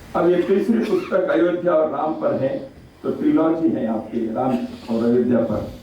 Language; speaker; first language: Hindi; non-native, local second language; Kannada